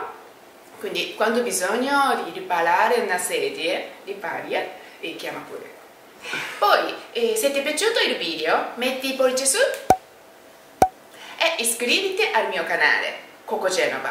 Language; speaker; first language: Italian; non-native, learner; Japanese